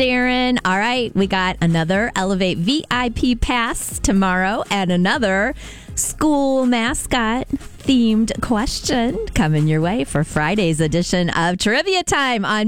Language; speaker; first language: English; native; English